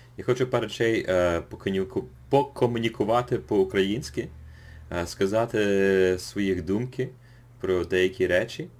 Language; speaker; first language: Ukrainian; early bilingual, heritage; English